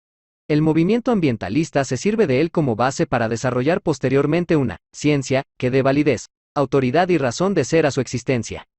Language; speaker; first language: Spanish; native; Spanish